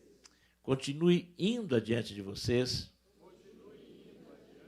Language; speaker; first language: Portuguese; native; Portuguese